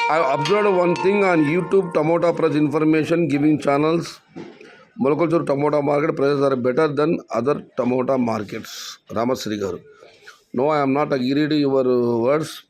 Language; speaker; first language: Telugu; non-native, local second language; Kannada